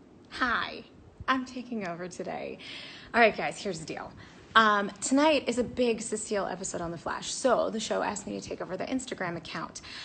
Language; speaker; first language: English; native; English